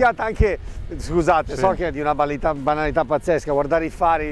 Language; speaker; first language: Italian; native; Italian